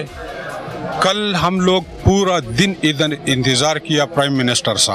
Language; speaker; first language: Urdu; non-native, local second language; Pashto